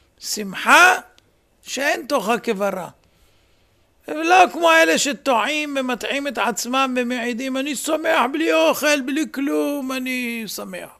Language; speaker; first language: Hebrew; native; Hebrew